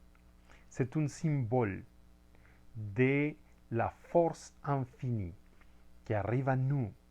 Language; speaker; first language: French; non-native, fluent; Spanish